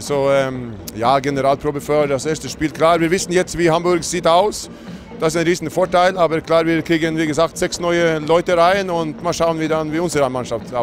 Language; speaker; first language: German; non-native, fluent; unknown